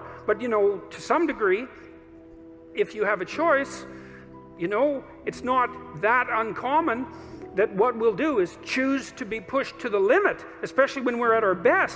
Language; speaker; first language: English; native; English